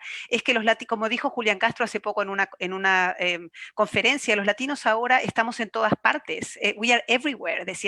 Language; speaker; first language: Spanish; native; Spanish